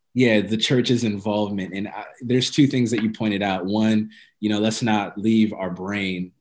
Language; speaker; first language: English; early bilingual, other home language; Amharic